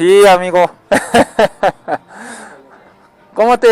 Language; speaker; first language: Spanish; non-native, learner; Korean